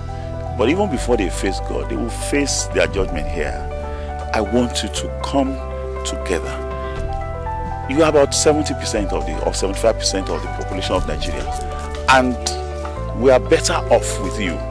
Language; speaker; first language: English; non-native, local second language; Yoruba